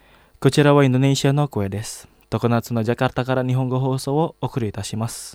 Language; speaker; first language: Japanese; non-native, fluent; Indonesian